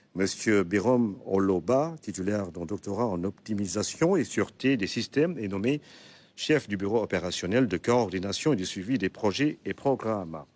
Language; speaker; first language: French; non-native, local second language; Wolof